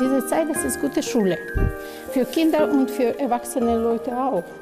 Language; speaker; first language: German; non-native, learner; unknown